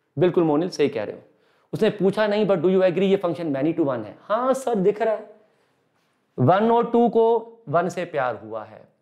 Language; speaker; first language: Hindi; native; Hindi